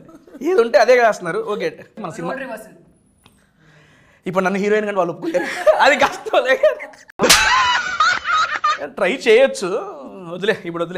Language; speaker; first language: Telugu; native; Telugu